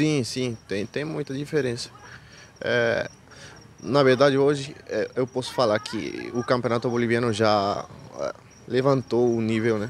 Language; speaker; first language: Portuguese; non-native, fluent; Spanish